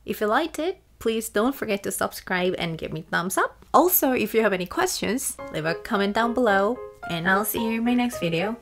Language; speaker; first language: English; non-native, fluent; Korean